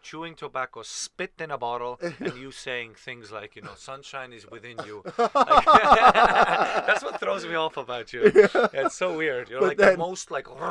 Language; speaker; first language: English; non-native, fluent; Estonian